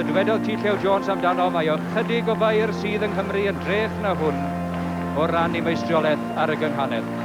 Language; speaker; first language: Welsh; native; Welsh